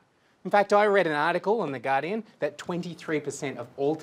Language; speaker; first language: English; native; English